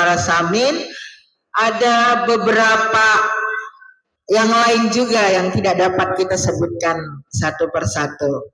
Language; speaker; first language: Indonesian; native; Indonesian